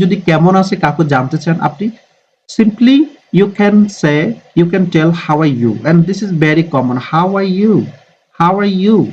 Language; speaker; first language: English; non-native, fluent; Bangla